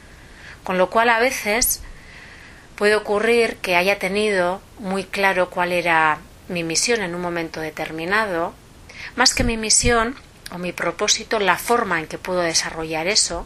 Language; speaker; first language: Spanish; native; Spanish